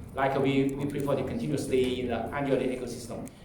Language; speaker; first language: English; non-native, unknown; Chinese